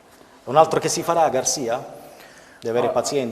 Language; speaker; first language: Italian; native; Italian